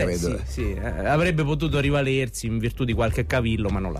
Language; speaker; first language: Italian; native; Italian